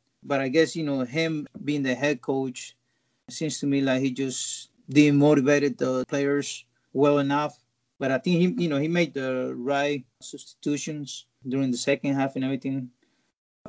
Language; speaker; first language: English; non-native, fluent; Spanish